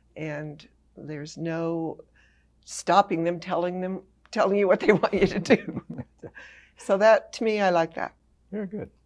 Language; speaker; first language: English; native; English